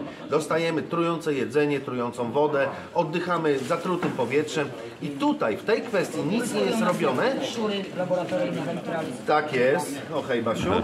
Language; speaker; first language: Polish; native; Polish